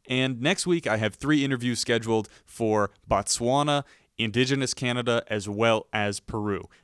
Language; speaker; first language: English; native; English